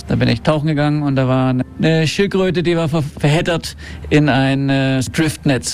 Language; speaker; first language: German; non-native, fluent; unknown